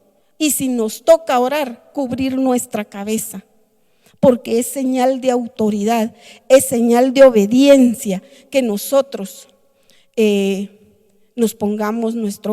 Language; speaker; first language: Spanish; native; Spanish